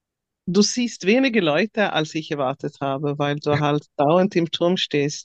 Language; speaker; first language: German; non-native, fluent; Swedish